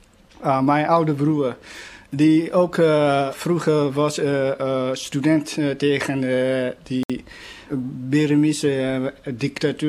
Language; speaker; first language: Dutch; non-native, learner; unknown